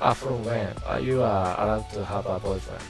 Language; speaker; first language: English; non-native, learner; Japanese